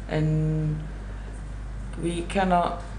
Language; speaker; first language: English; non-native, learner; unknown